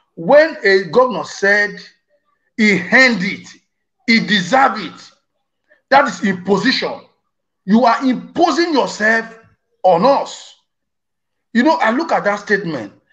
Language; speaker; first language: English; non-native, local second language; Bini